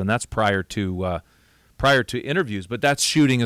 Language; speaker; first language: English; native; English